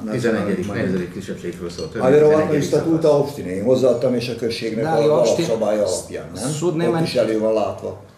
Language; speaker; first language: Bosnian; non-native, local second language; Hungarian